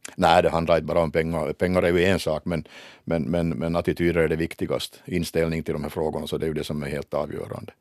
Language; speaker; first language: Swedish; native; Swedish